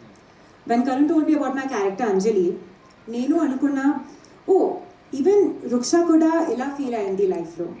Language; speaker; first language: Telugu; non-native, learner; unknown